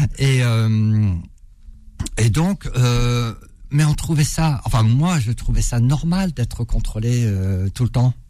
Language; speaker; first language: French; early bilingual, other home language; Arabic